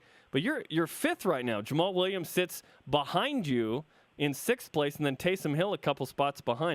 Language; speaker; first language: English; native; English